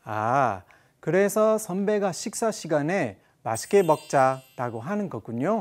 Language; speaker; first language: Korean; non-native, learner; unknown